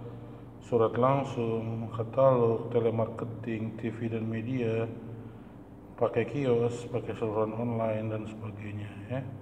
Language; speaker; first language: Indonesian; native; Indonesian